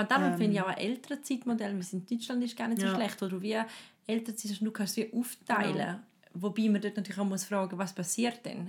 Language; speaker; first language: German; native; German